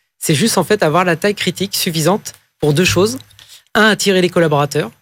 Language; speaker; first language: French; native; French